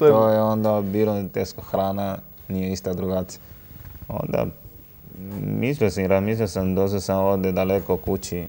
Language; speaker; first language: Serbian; non-native, learner; Spanish